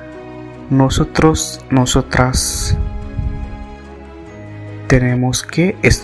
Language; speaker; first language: Spanish; non-native, fluent; Telugu